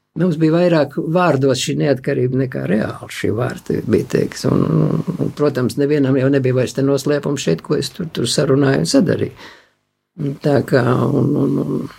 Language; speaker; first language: Latvian; native; Latvian